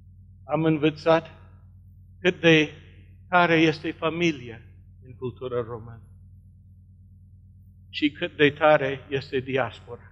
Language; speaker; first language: Romanian; non-native, learner; English